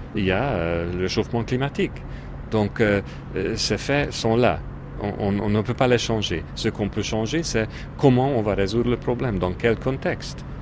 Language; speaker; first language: French; non-native, fluent; Hungarian